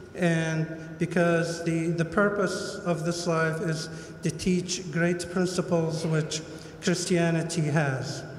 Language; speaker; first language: English; non-native, fluent; Arabic